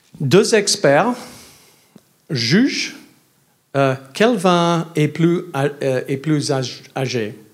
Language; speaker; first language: French; non-native, learner; English